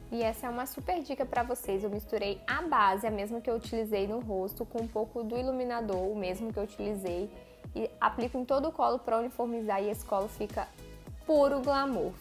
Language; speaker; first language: Portuguese; native; Portuguese